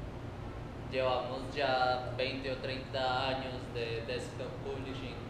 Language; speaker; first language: Spanish; native; Spanish